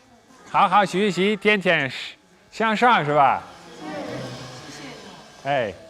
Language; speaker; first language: Chinese; non-native, fluent; Dutch